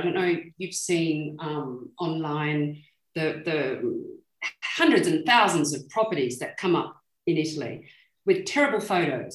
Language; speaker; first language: English; native; English